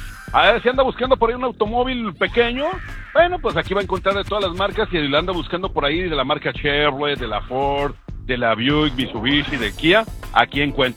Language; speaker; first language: Spanish; native; Spanish